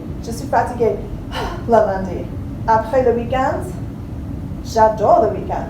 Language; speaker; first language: French; non-native, fluent; English